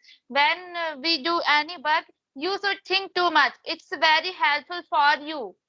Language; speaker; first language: English; non-native, learner; Hindi